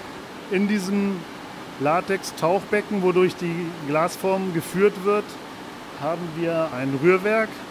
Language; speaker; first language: German; native; German